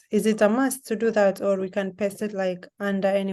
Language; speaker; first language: English; non-native, fluent; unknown